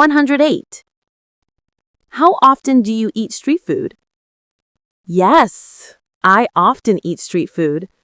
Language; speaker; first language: English; non-native, learner; Vietnamese